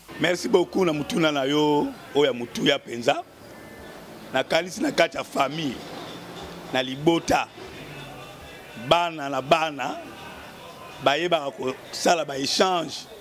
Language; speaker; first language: Lingala; non-native, local second language; Kongo